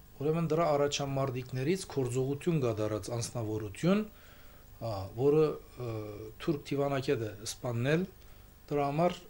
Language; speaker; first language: Armenian; early bilingual, heritage; Armenian